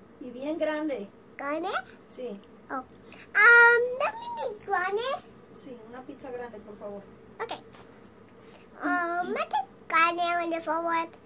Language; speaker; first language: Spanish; early bilingual, heritage; Spanish